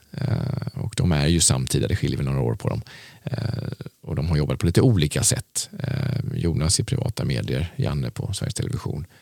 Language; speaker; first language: Swedish; native; Swedish